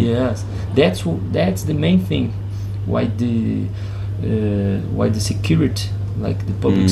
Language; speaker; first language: English; non-native, fluent; Portuguese